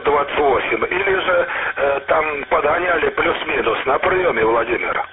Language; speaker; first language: Russian; native; Russian